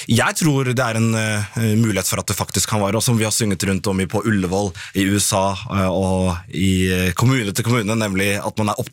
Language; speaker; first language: Norwegian; native; Norwegian